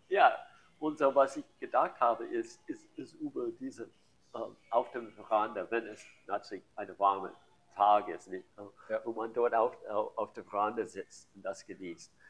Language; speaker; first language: German; non-native, learner; English